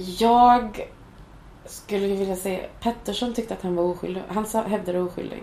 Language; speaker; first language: Swedish; early bilingual, other home language; Cantonese